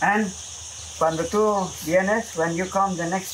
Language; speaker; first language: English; non-native, learner; Spanish